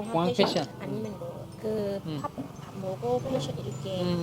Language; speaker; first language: Korean; non-native, learner; Vietnamese